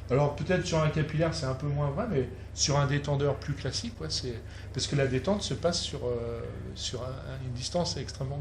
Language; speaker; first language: French; native; French